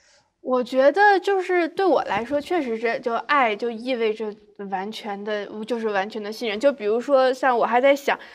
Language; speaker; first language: Chinese; native; Chinese